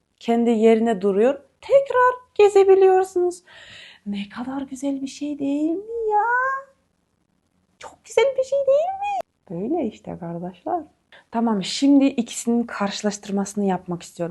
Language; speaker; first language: Turkish; non-native, fluent; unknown